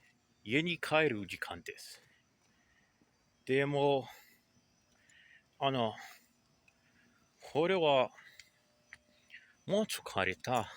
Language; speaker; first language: Japanese; non-native, learner; Portuguese